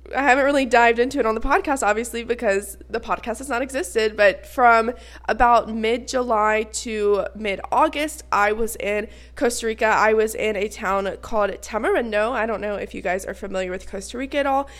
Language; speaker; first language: English; native; English